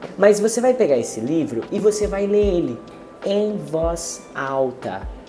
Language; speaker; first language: Portuguese; native; Portuguese